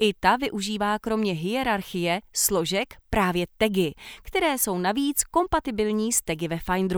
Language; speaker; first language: Czech; native; Czech